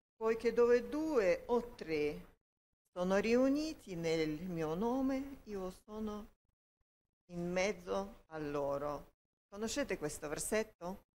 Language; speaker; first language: Italian; non-native, learner; Ukrainian